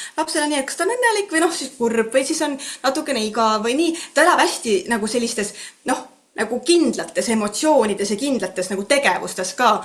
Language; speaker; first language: Estonian; native; Estonian